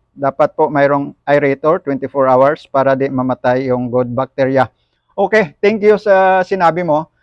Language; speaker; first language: Filipino; non-native, local second language; Hiligaynon